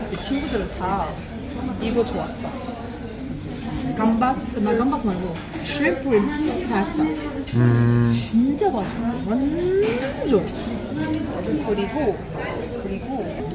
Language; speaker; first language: Korean; non-native, learner; Arabic